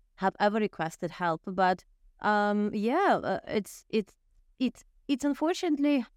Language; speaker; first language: English; non-native, fluent; Ukrainian